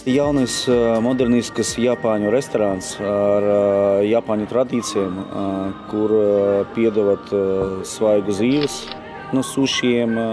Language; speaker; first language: Latvian; non-native, local second language; Russian